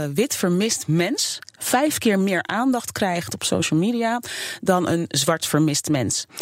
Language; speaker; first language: Dutch; native; Dutch